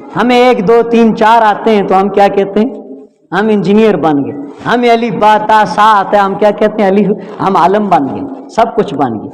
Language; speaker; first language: Urdu; non-native, local second language; Pashto